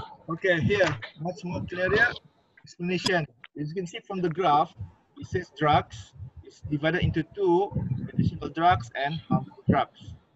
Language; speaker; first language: English; non-native, local second language; Malay